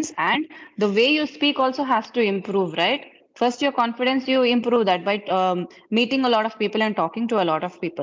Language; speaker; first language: English; non-native, fluent; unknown